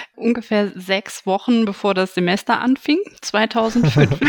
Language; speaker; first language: German; native; German